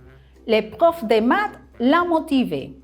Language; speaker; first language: French; non-native, fluent; Spanish